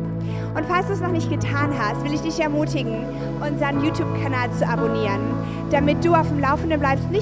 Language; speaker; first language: German; native; German